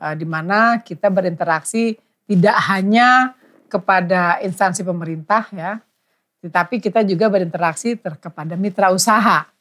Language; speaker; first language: Indonesian; native; Indonesian